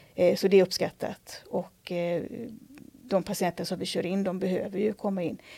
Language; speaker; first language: Swedish; native; Swedish